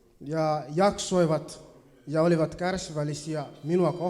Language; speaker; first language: Finnish; early bilingual, other home language; Swahili